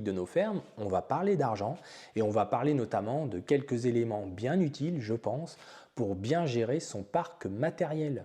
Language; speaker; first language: French; native; French